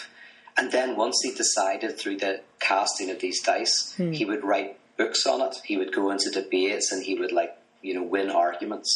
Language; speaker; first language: English; native; English